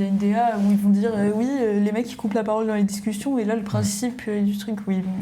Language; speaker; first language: French; native; French